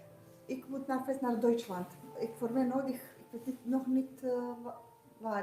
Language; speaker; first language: Dutch; non-native, learner; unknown